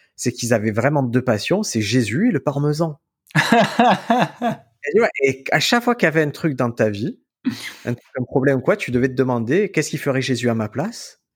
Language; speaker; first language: French; native; French